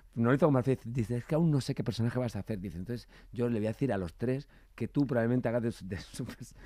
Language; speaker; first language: Spanish; native; Spanish